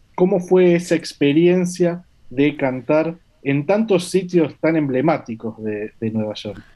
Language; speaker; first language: Spanish; native; Spanish